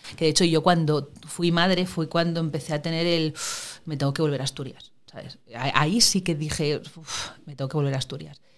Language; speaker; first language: Spanish; native; Spanish